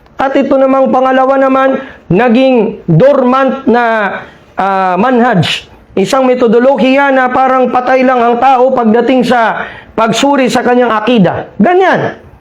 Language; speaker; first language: Filipino; non-native, local second language; Maranao